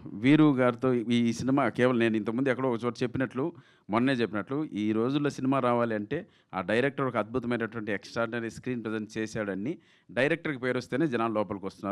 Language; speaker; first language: Telugu; native; Telugu